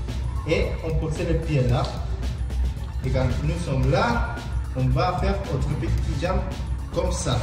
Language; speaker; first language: French; non-native, learner; Spanish